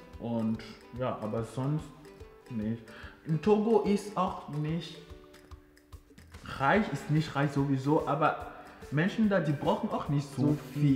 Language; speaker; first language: German; non-native, fluent; Ewe